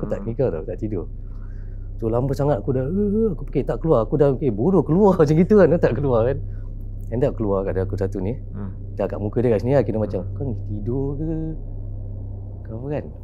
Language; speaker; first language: Malay; native; Malay